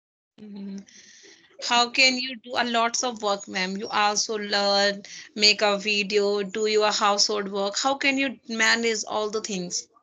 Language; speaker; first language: English; non-native, learner; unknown